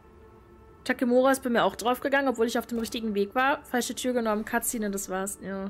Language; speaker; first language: German; native; German